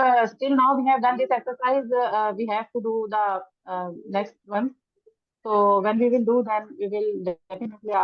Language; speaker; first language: English; non-native, learner; Urdu